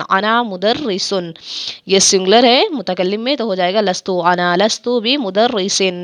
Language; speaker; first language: Urdu; native; Urdu